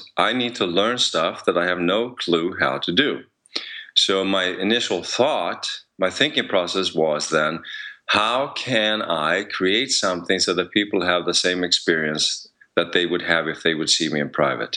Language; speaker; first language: English; non-native, fluent; Swedish